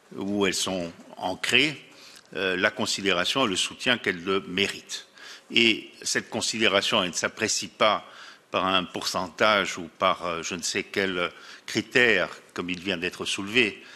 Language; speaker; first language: French; native; French